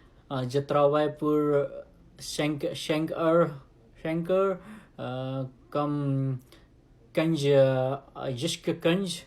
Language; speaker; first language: French; non-native, learner; Nepali